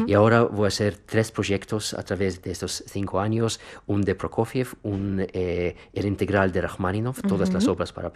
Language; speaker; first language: Spanish; non-native, fluent; Russian